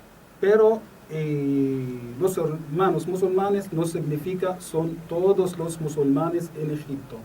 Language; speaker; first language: Spanish; non-native, learner; Arabic